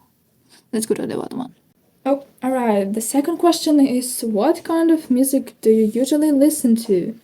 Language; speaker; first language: English; non-native, fluent; Ukrainian